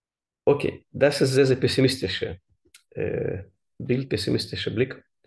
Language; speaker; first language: German; non-native, learner; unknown